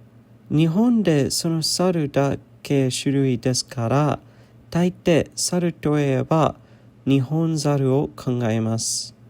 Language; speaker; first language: Japanese; non-native, learner; English